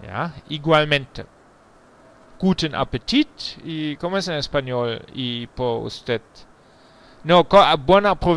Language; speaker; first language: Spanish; non-native, learner; German